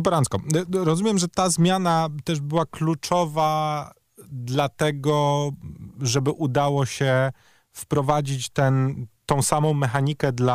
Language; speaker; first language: Polish; native; Polish